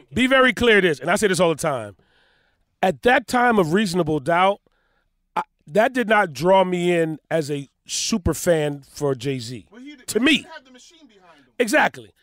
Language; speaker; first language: English; native; English